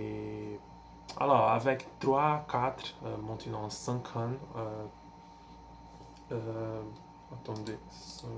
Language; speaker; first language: French; non-native, learner; Portuguese